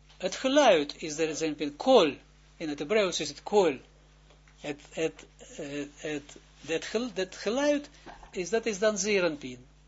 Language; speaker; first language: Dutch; non-native, fluent; Hebrew